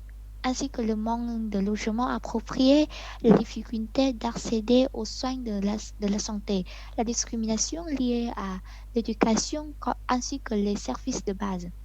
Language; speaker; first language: French; non-native, learner; Vietnamese